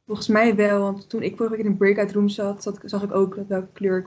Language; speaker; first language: Dutch; native; Dutch